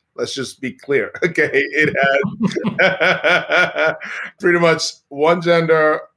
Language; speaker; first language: English; early bilingual, other home language; Swedish